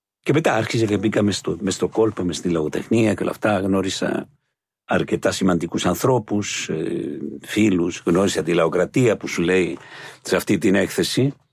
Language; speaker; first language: Greek; non-native, fluent; Spanish